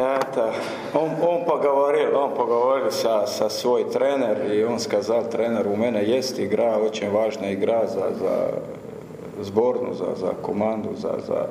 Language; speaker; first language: Russian; non-native, learner; Croatian